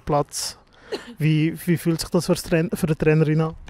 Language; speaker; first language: German; native; German